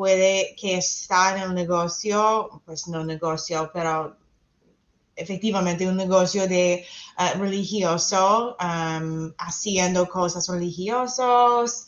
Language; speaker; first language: Spanish; non-native, fluent; English